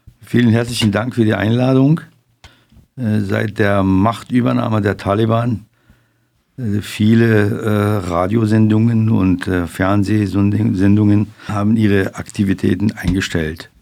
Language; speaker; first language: German; non-native, fluent; Persian